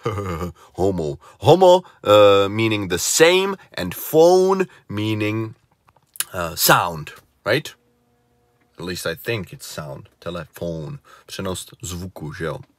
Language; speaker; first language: English; non-native, fluent; Czech